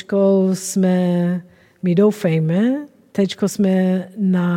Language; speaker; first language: Czech; non-native, fluent; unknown